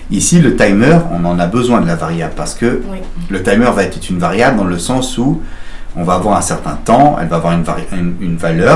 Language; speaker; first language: French; native; French